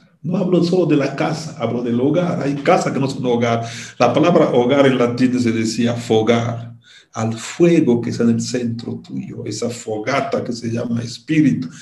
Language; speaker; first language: Spanish; non-native, fluent; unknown